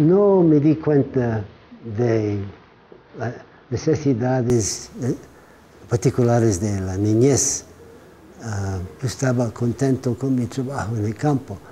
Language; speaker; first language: Spanish; non-native, fluent; English